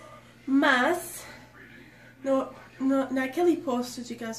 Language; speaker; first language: Portuguese; non-native, fluent; English